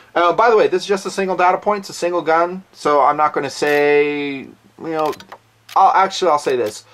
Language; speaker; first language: English; native; English